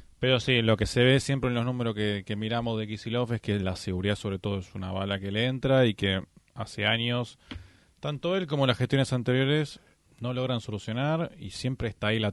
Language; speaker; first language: Spanish; native; Spanish